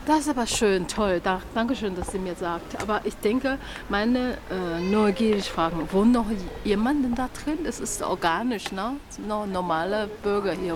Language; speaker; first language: German; non-native, learner; Chinese